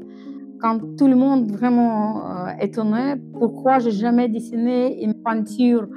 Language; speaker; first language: French; non-native, learner; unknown